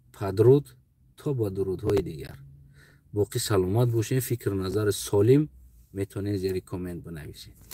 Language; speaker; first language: Tajik; non-native, local second language; Uzbek